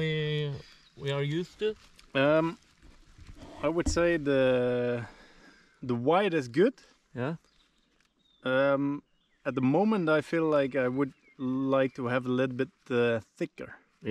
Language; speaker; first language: English; non-native, fluent; Swedish